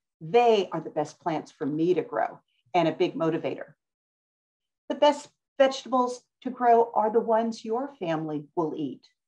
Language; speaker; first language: English; native; English